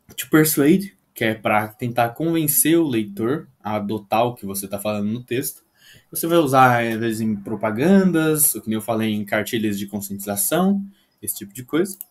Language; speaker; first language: Portuguese; native; Portuguese